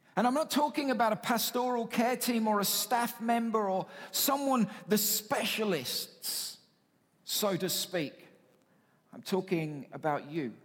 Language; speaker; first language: English; native; English